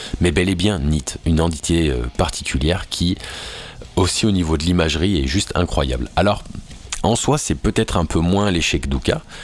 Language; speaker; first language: French; native; French